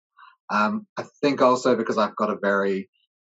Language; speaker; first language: English; native; English